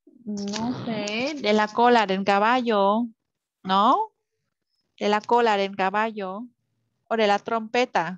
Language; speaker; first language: Spanish; non-native, fluent; Vietnamese